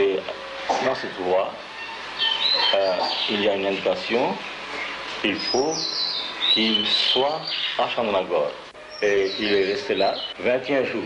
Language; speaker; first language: French; non-native, local second language; Bangla